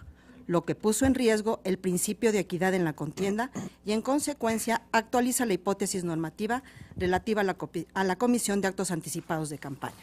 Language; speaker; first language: Spanish; native; Spanish